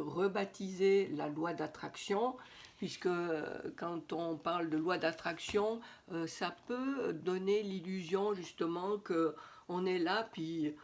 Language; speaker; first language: French; native; French